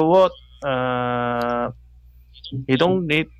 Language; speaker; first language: English; non-native, learner; Chinese